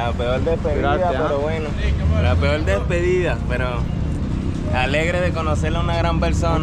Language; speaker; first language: Spanish; native; Spanish